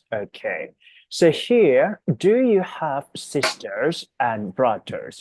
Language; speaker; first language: English; non-native, fluent; Thai